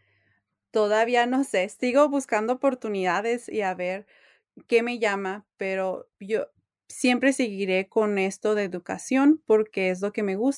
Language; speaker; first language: Spanish; early bilingual, heritage; English